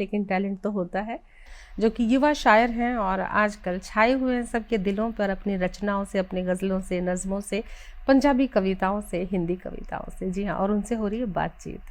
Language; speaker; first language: Hindi; native; Hindi